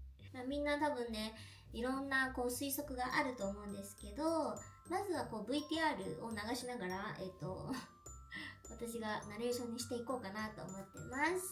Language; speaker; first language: Japanese; native; Japanese